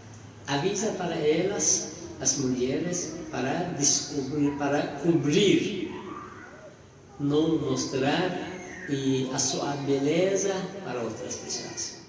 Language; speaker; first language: Portuguese; non-native, fluent; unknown